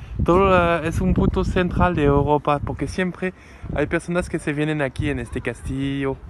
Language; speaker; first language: Spanish; non-native, learner; French